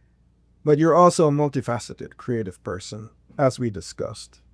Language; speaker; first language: English; native; English